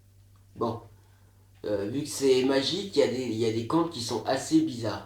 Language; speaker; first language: French; native; French